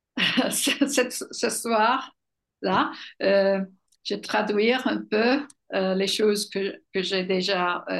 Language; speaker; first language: French; non-native, fluent; English